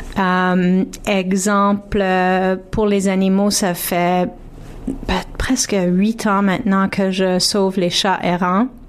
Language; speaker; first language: French; native; French